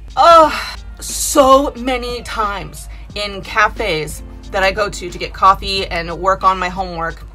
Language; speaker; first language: English; native; English